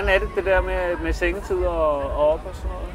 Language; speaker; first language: Danish; native; Danish